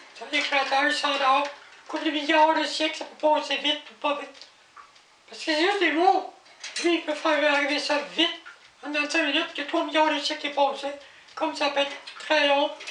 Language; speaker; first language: French; native; French